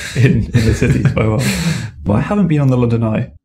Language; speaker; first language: English; native; English